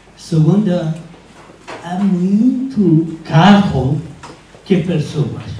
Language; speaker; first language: Portuguese; non-native, learner; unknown